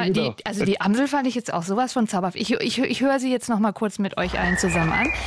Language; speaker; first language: German; native; German